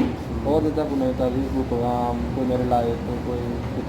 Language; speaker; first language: Urdu; native; Urdu